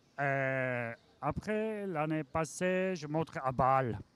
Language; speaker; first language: French; non-native, learner; German